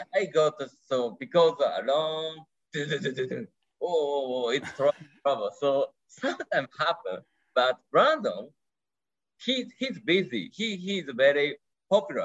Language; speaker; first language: English; non-native, learner; Japanese